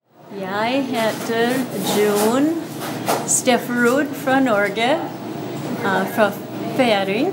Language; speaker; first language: Norwegian; early bilingual, heritage; English